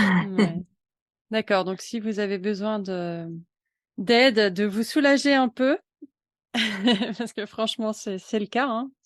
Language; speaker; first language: French; native; French